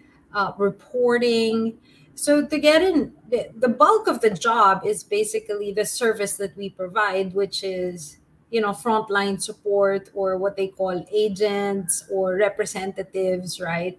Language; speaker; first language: English; non-native, local second language; Filipino